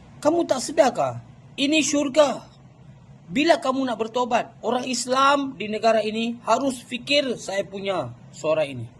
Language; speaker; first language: Malay; non-native, local second language; Tamil